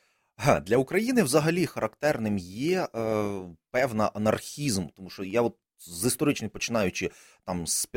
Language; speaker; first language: Ukrainian; native; Ukrainian